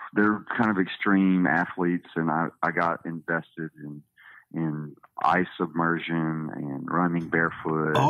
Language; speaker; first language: English; native; English